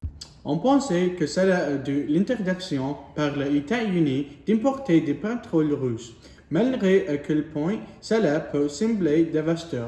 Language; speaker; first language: French; non-native, learner; English